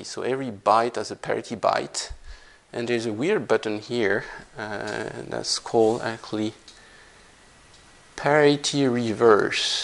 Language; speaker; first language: English; non-native, fluent; French